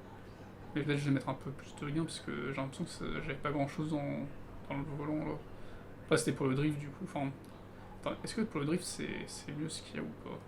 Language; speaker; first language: French; native; French